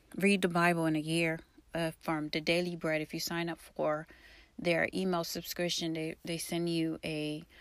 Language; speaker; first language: English; early bilingual, other home language; Haitian Creole